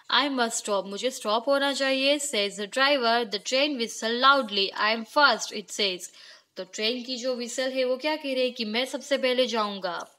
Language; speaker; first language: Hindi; non-native, local second language; Gujarati